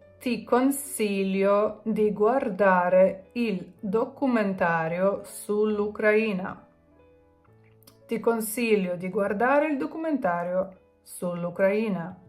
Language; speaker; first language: Italian; non-native, fluent; Ukrainian